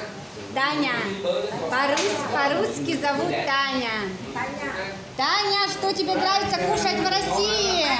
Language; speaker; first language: Russian; non-native, learner; Vietnamese